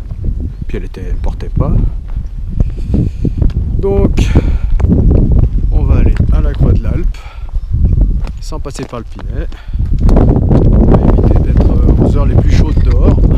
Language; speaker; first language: French; native; French